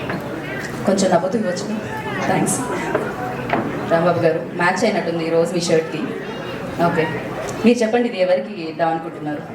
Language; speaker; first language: Telugu; native; Telugu